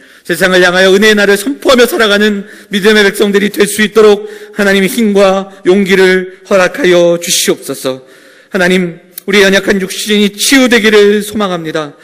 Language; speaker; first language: Korean; native; Korean